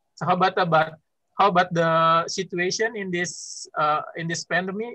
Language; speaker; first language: English; non-native, fluent; Indonesian